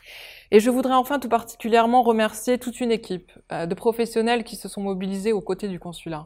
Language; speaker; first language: French; native; French